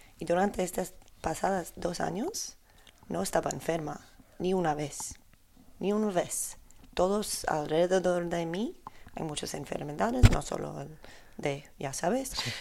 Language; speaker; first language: Spanish; non-native, learner; Polish